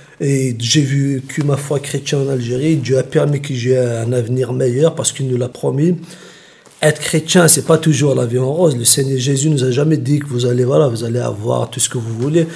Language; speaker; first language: French; non-native, local second language; Kabyle